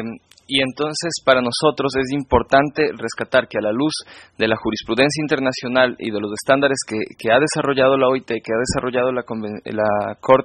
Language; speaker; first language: Spanish; native; Spanish